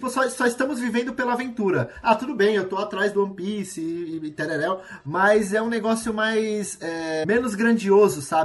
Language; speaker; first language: Portuguese; native; Portuguese